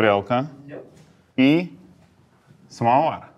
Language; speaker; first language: Russian; native; Russian